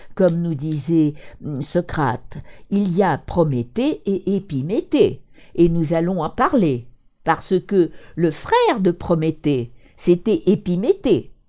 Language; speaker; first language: French; non-native, fluent; Russian